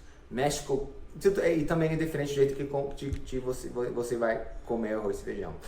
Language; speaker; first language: Portuguese; non-native, fluent; English